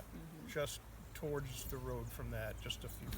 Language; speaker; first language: English; native; English